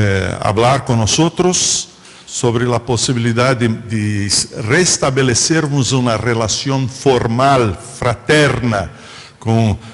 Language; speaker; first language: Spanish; non-native, fluent; Portuguese